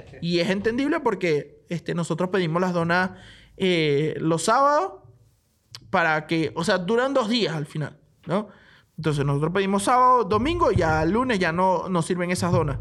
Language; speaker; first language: Spanish; native; Spanish